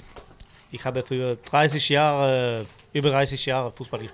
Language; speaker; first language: German; non-native, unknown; Swedish